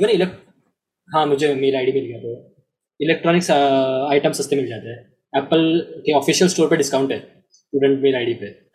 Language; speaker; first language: Hindi; non-native, local second language; Marathi